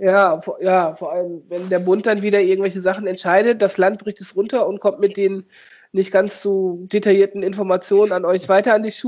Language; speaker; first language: German; native; German